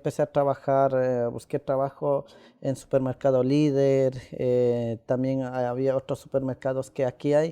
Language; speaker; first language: Spanish; non-native, local second language; Quechua